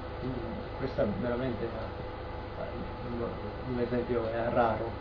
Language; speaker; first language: Italian; non-native, learner; Japanese